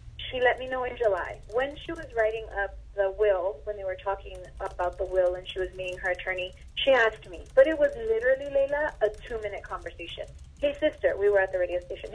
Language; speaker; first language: English; early bilingual, other home language; Spanish